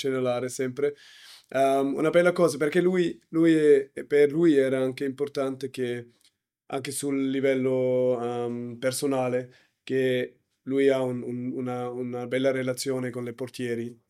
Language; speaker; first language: Italian; non-native, learner; German